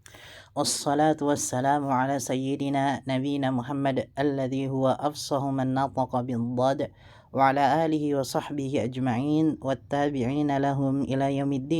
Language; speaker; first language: Arabic; non-native, learner; Indonesian